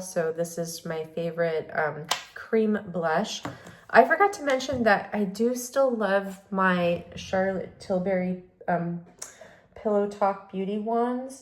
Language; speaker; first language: English; native; English